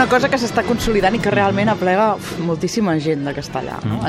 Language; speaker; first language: Catalan; native; Catalan